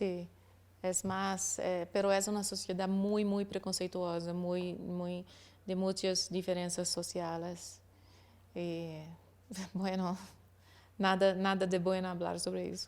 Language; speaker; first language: Spanish; non-native, learner; Portuguese